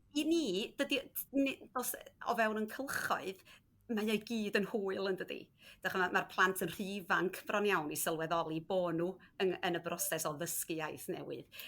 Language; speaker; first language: Welsh; native; Welsh